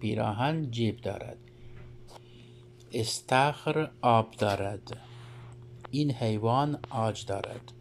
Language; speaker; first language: Persian; non-native, fluent; Urdu